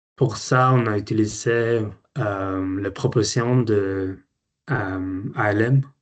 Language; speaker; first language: French; non-native, learner; Swedish